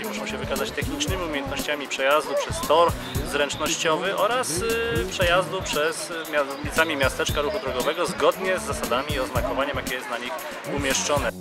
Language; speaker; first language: Polish; native; Polish